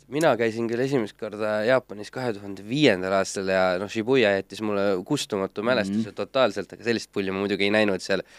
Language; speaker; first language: Estonian; native; Estonian